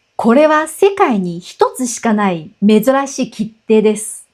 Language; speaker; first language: Japanese; non-native, fluent; Chinese